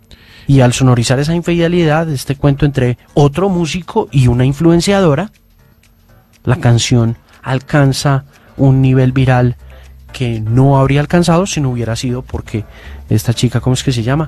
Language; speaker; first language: Spanish; native; Spanish